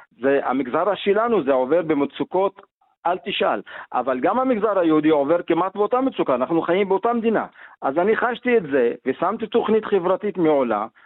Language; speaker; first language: Hebrew; non-native, local second language; Arabic